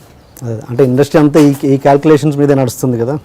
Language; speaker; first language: Telugu; native; Telugu